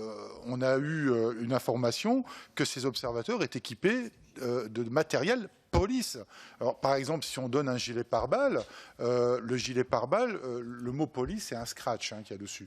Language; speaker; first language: French; native; French